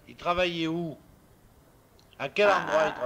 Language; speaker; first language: French; native; French